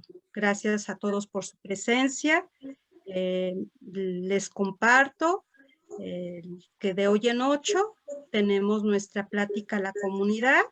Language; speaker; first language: Spanish; native; Spanish